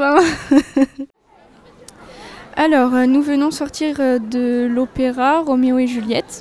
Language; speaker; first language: French; native; French